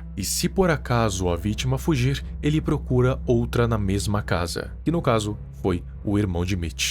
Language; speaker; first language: Portuguese; native; Portuguese